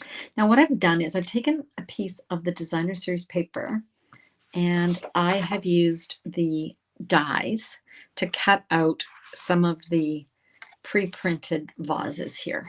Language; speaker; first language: English; native; English